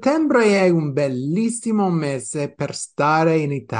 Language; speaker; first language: Italian; non-native, fluent; English